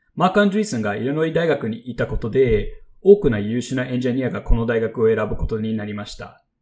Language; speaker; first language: Japanese; non-native, fluent; English